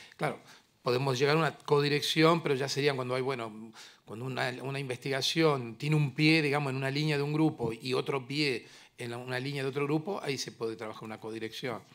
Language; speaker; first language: Spanish; native; Spanish